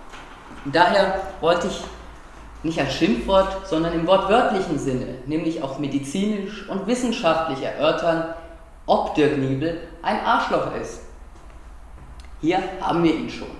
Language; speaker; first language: German; native; German